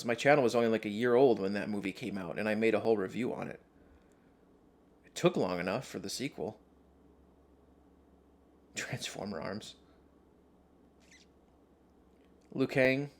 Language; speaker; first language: English; native; English